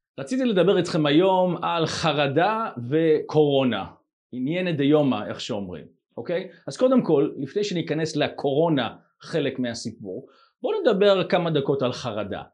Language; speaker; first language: Hebrew; non-native, fluent; English